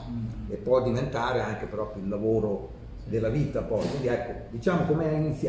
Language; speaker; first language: Italian; native; Italian